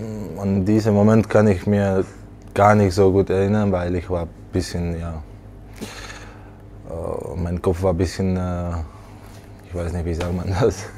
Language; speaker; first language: German; non-native, learner; Slovak